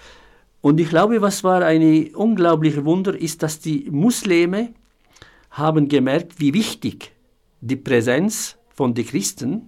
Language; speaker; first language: German; non-native, fluent; Arabic